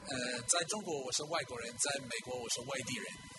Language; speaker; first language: Chinese; non-native, fluent; English